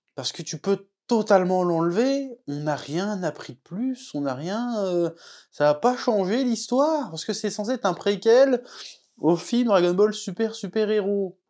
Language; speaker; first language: French; native; French